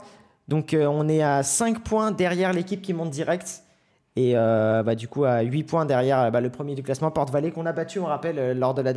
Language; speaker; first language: French; native; French